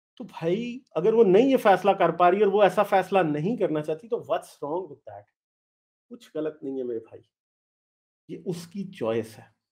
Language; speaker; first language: Urdu; native; Urdu